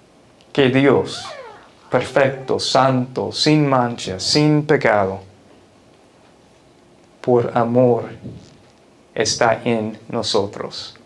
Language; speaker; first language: Spanish; non-native, fluent; English